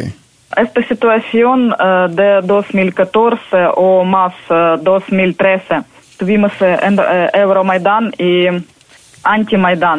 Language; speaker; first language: Spanish; non-native, fluent; Ukrainian